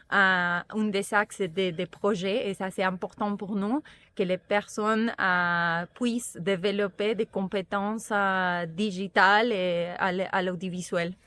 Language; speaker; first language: French; non-native, fluent; Spanish